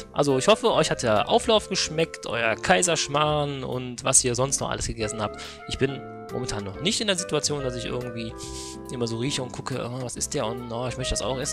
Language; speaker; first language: German; native; German